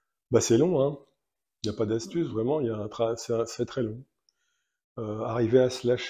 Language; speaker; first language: French; native; French